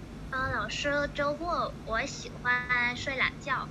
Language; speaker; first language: Chinese; non-native, learner; Vietnamese